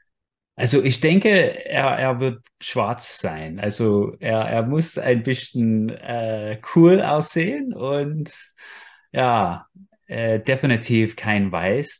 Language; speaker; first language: German; non-native, fluent; English